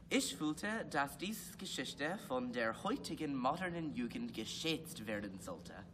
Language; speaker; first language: German; non-native, learner; English